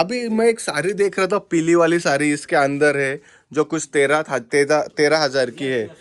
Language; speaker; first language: Hindi; non-native, local second language; Marathi